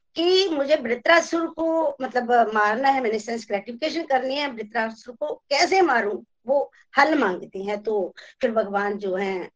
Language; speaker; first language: Hindi; native; Hindi